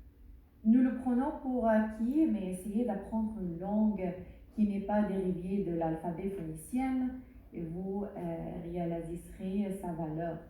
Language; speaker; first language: French; non-native, learner; Arabic